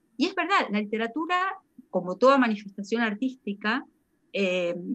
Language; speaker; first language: Spanish; native; Spanish